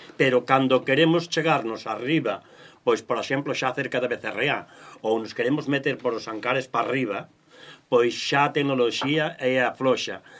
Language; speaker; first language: Galician; native; Galician